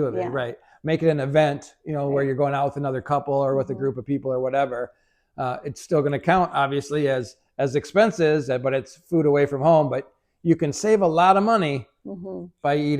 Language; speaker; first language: English; native; English